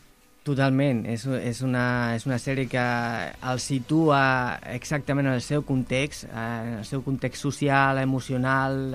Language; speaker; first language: Catalan; native; Catalan